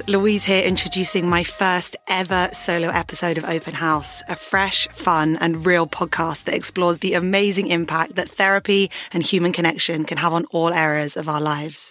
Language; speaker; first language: English; native; English